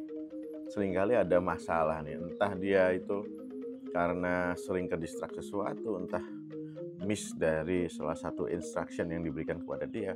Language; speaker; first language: Indonesian; native; Indonesian